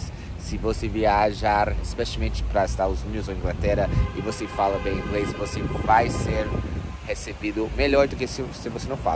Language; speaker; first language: Portuguese; non-native, fluent; English